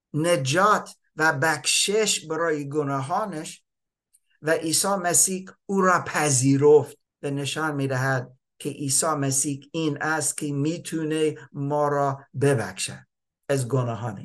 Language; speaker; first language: Persian; non-native, fluent; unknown